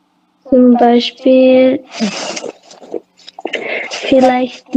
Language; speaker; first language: German; non-native, learner; Indonesian